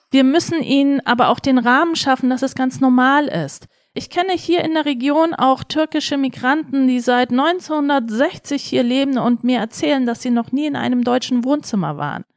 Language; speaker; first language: German; early bilingual, other home language; Turkish